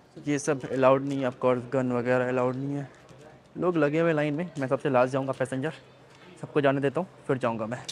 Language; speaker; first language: Hindi; native; Hindi